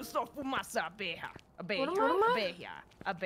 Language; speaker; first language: Portuguese; non-native, learner; English